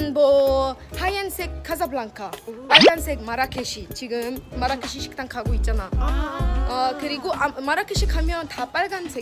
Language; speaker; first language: Korean; non-native, fluent; Arabic